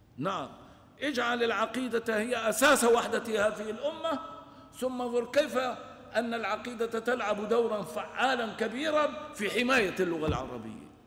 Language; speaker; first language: Arabic; non-native, local second language; Kurdish